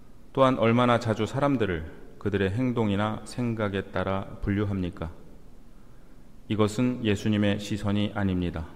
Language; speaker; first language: Korean; native; Korean